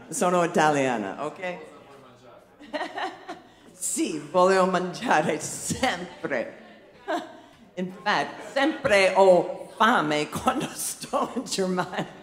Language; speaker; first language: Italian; non-native, learner; English